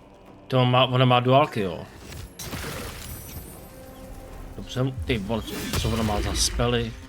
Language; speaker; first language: Czech; native; Czech